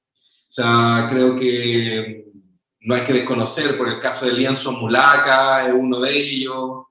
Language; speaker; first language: Spanish; native; Spanish